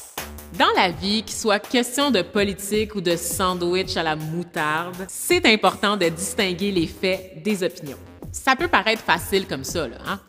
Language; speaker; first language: French; native; French